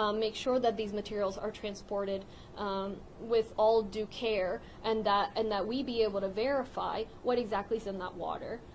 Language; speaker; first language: English; early bilingual, other home language; Spanish